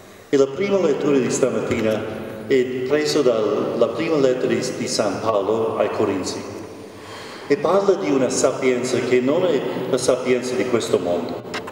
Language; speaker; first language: Italian; non-native, fluent; English